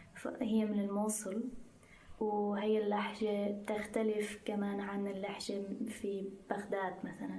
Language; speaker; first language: Arabic; non-native, fluent; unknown